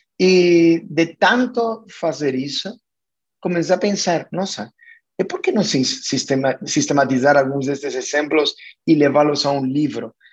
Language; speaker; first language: Portuguese; non-native, fluent; Spanish